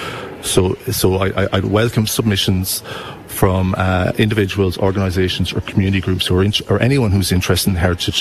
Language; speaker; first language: English; native; English